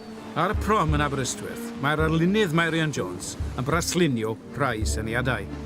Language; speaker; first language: Welsh; native; Welsh